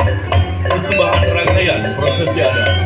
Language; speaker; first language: Indonesian; native; Indonesian